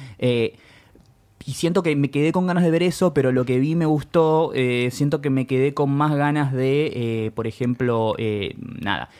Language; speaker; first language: Spanish; native; Spanish